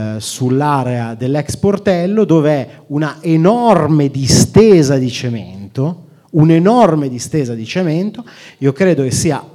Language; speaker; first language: Italian; native; Italian